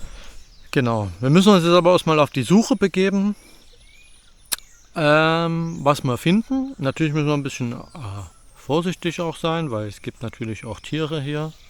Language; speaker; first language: German; native; German